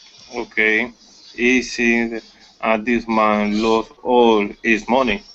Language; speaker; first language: English; non-native, learner; Spanish